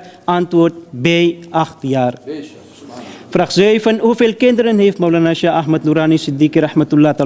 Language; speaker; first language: Dutch; early bilingual, other home language; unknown